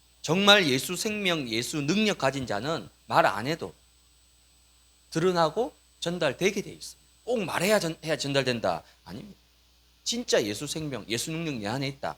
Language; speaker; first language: Korean; native; Korean